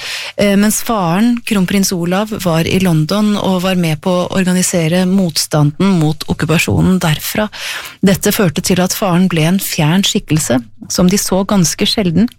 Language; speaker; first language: Norwegian; native; Norwegian